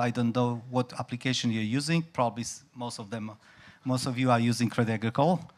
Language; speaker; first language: English; non-native, fluent; Polish